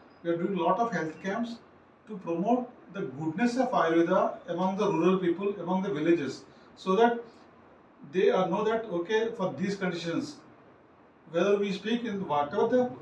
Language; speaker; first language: English; non-native, local second language; Telugu